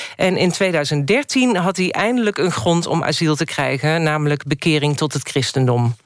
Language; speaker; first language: Dutch; native; Dutch